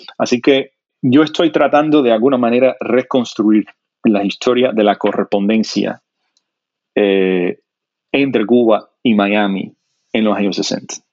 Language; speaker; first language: Spanish; non-native, fluent; English